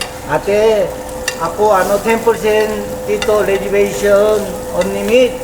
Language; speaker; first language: Filipino; non-native, learner; Korean